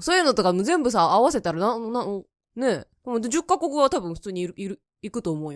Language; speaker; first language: Japanese; native; Japanese